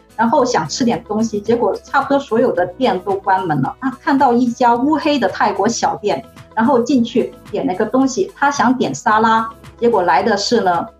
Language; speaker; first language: Chinese; native; Chinese